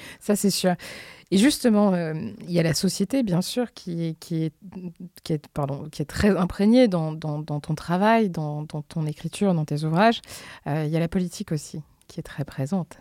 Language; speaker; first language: French; native; French